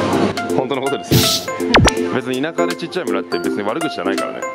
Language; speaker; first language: Japanese; native; Japanese